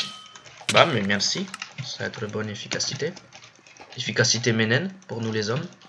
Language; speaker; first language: French; native; French